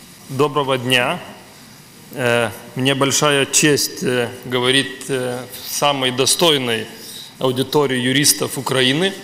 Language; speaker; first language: Russian; non-native, learner; Lithuanian